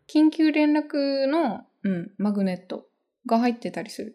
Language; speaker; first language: Japanese; native; Japanese